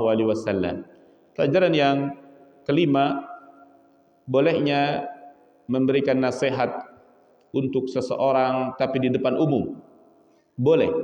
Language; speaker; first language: Indonesian; native; Indonesian